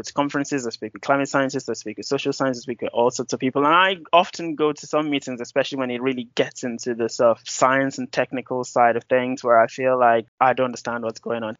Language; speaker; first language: English; non-native, local second language; Yoruba